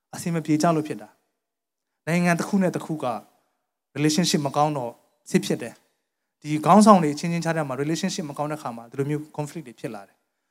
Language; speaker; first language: Burmese; non-native, local second language; Tedim Chin